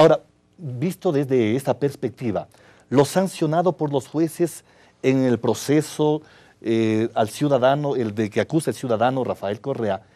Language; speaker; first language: Spanish; native; Spanish